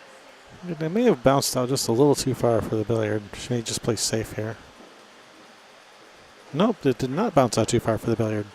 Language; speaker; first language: English; native; English